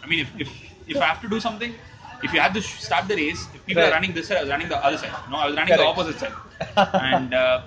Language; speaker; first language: English; non-native, local second language; Tamil